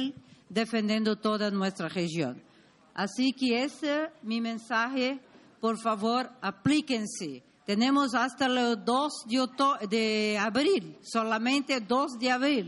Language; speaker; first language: Spanish; non-native, learner; Portuguese